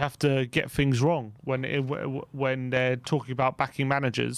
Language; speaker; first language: English; native; English